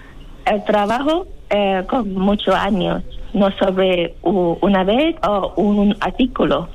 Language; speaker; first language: Spanish; non-native, learner; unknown